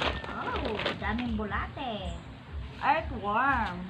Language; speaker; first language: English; non-native, learner; Filipino